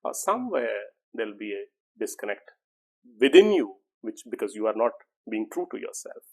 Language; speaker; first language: English; non-native, local second language; Punjabi